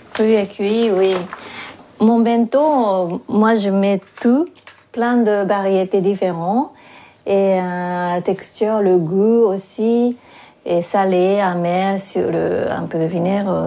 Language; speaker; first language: French; non-native, fluent; Japanese